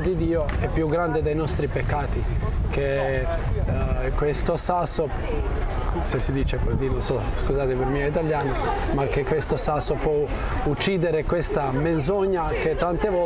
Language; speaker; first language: Italian; non-native, fluent; Croatian